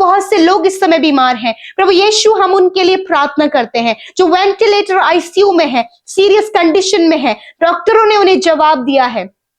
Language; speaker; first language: Hindi; native; Hindi